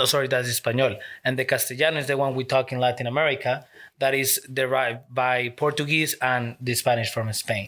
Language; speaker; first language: English; non-native, fluent; Spanish